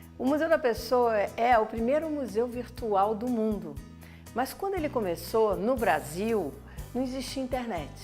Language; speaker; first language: Portuguese; native; Portuguese